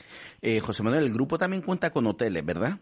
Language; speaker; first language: Spanish; native; Spanish